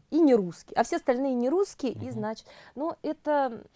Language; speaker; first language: Russian; native; Russian